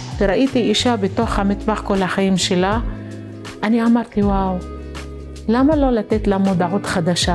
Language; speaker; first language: Hebrew; non-native, local second language; Arabic